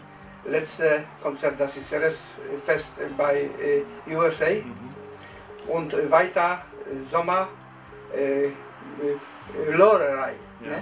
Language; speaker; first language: German; non-native, learner; Polish